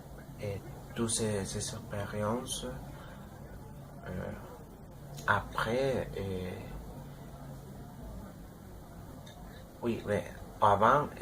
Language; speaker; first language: French; non-native, learner; Spanish